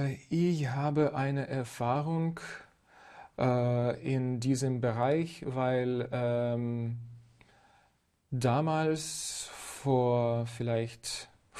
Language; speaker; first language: German; non-native, fluent; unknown